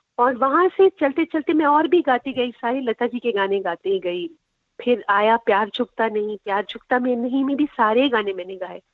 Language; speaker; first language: Hindi; non-native, local second language; Tamil